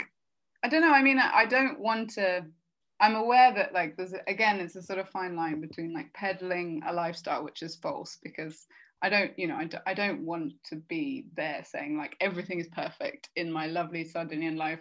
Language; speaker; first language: English; native; English